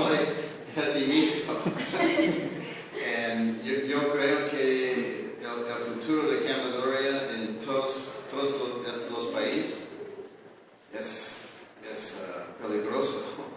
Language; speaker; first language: Spanish; non-native, learner; English